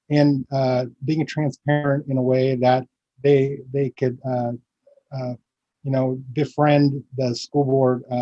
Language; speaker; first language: English; early bilingual, other home language; Filipino